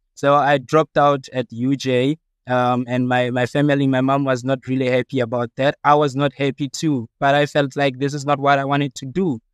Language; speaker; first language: English; non-native, local second language; Southern Sotho